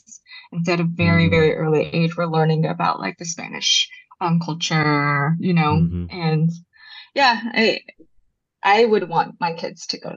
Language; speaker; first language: English; early bilingual, other home language; Japanese